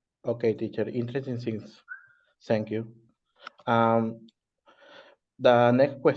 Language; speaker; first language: English; non-native, learner; Spanish